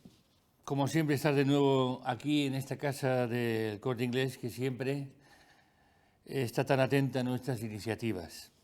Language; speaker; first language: Spanish; native; Spanish